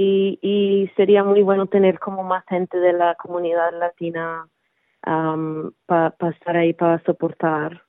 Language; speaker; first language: Spanish; early bilingual, heritage; Spanish